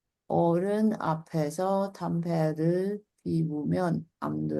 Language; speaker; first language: Korean; non-native, learner; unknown